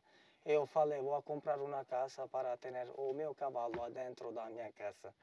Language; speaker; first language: Portuguese; non-native, learner; Italian